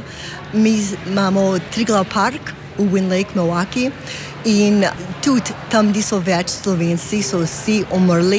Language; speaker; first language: Slovenian; early bilingual, heritage; English